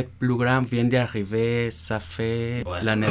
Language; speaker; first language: French; non-native, learner; Spanish